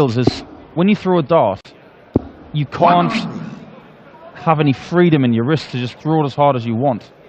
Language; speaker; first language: English; native; English